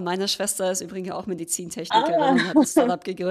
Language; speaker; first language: German; native; German